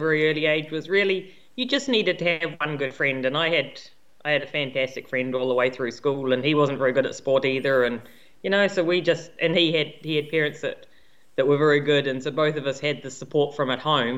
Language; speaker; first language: English; native; English